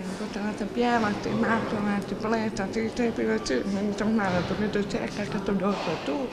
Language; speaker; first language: Croatian; early bilingual, other home language; German